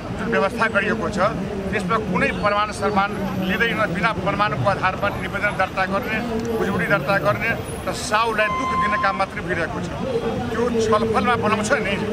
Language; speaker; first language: Nepali; non-native, local second language; Maithili